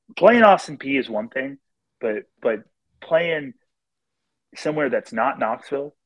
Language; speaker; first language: English; native; English